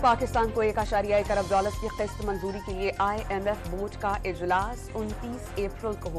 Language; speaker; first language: Urdu; native; Urdu